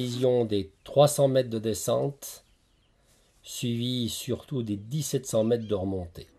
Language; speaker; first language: French; native; French